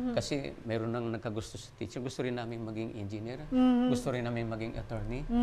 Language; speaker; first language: Filipino; non-native, local second language; Waray